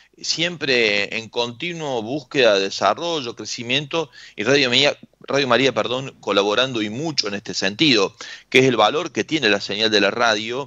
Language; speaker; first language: Spanish; native; Spanish